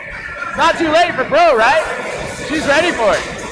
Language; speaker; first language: English; native; English